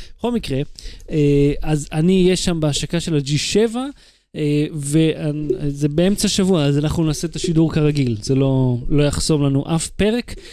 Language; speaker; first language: Hebrew; native; Hebrew